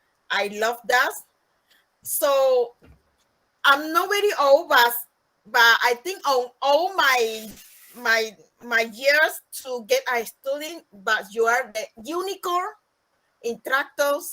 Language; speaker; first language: English; non-native, learner; Spanish